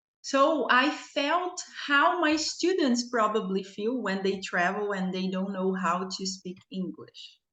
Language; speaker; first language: English; non-native, fluent; Portuguese